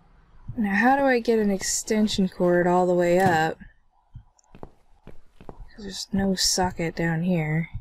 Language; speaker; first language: English; native; English